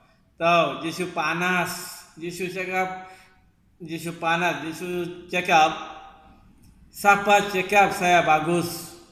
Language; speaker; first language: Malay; non-native, local second language; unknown